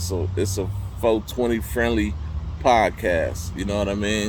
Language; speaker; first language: English; native; English